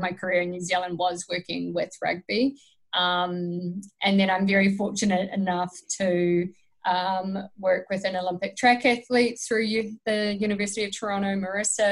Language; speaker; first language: English; native; English